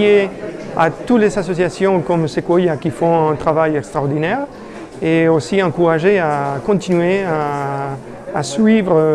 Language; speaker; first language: French; non-native, fluent; Spanish